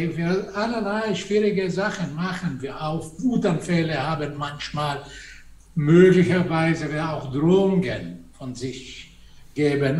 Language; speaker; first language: German; non-native, fluent; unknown